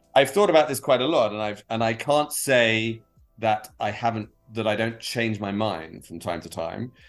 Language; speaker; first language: English; native; English